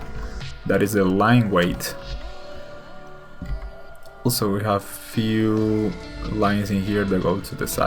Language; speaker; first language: English; non-native, fluent; Spanish